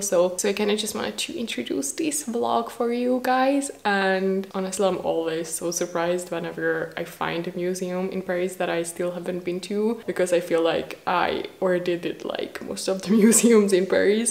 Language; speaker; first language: English; non-native, fluent; Hungarian